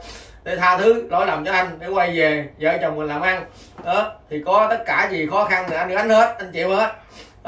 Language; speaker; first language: Vietnamese; native; Vietnamese